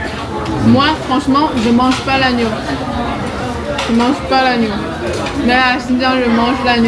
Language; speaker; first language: French; non-native, learner; Chinese